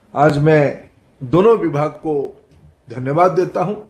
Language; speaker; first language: Hindi; non-native, local second language; Odia